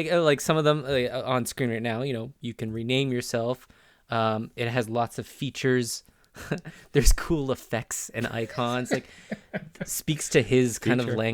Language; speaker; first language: English; native; English